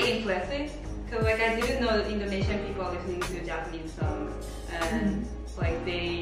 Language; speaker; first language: English; non-native, fluent; Japanese